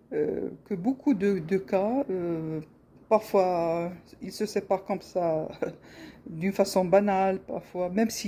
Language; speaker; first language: French; non-native, local second language; Arabic